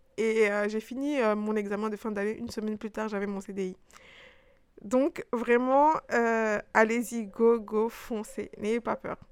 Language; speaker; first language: French; early bilingual, other home language; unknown